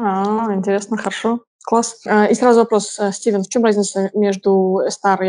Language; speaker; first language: Russian; native; Russian